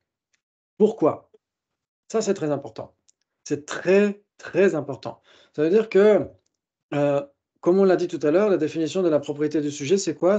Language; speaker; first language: French; native; French